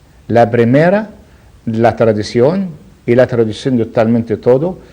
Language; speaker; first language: Spanish; non-native, learner; Arabic